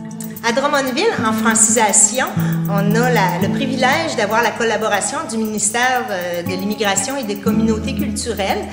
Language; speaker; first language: French; native; French